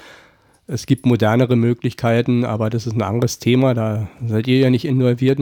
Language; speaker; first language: German; native; German